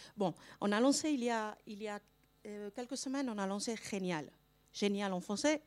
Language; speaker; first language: French; non-native, fluent; Spanish